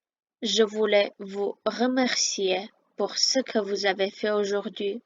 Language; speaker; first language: French; non-native, fluent; Armenian